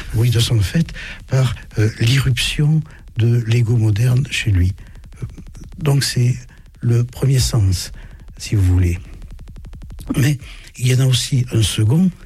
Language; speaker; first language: French; early bilingual, other home language; German